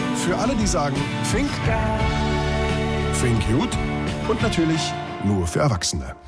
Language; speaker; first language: German; native; German